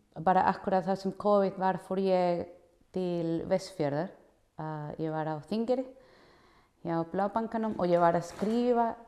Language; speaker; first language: Icelandic; non-native, fluent; Spanish